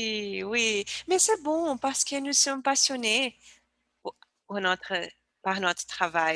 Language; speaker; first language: French; non-native, learner; Portuguese